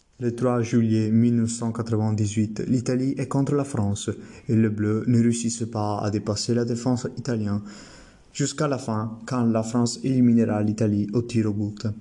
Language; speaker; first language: French; non-native, learner; Italian